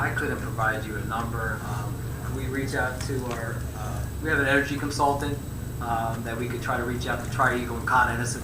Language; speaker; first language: English; native; English